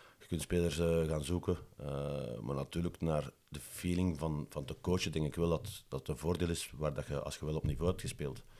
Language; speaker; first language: Dutch; native; Dutch